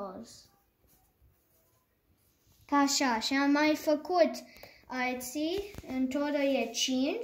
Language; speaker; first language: Romanian; early bilingual, heritage; Romanian